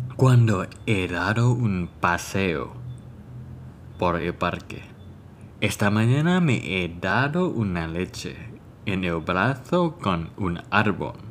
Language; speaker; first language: Spanish; non-native, fluent; Thai